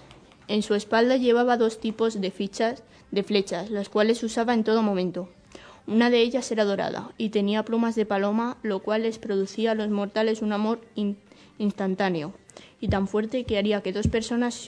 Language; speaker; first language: Spanish; native; Spanish